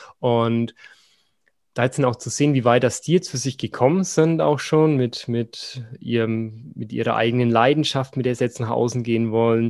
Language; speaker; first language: German; native; German